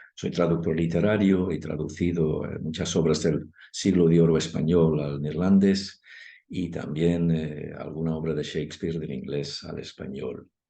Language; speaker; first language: Spanish; non-native, fluent; Dutch